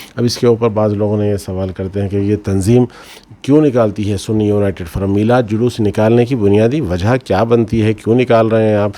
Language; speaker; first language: Urdu; native; Urdu